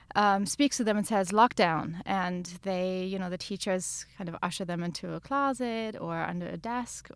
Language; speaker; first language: English; non-native, fluent; German